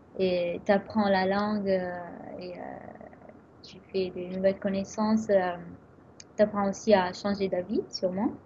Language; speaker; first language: French; non-native, fluent; Italian